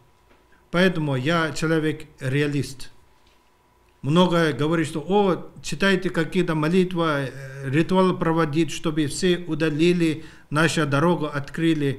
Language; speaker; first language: Russian; non-native, learner; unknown